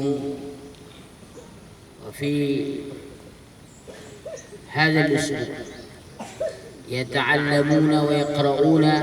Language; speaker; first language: Arabic; non-native, fluent; Indonesian